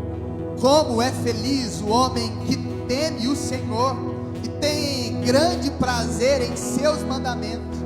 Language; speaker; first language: Portuguese; native; Portuguese